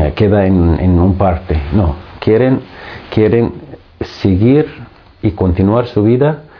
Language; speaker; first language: Spanish; non-native, fluent; Arabic